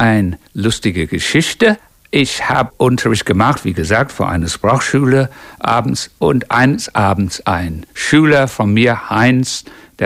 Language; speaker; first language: German; non-native, fluent; English